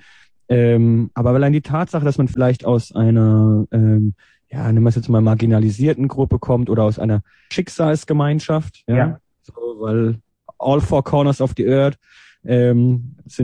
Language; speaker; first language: German; native; German